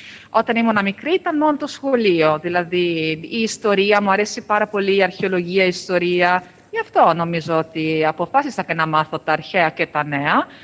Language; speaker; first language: Greek; non-native, fluent; Italian